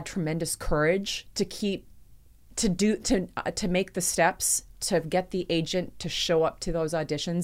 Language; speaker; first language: English; native; English